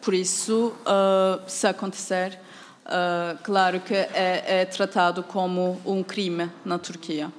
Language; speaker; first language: Portuguese; non-native, fluent; Turkish